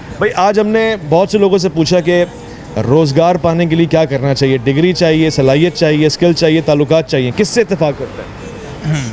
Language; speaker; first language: Urdu; native; Urdu